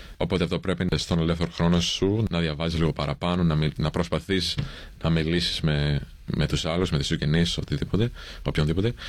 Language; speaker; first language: Greek; early bilingual, heritage; English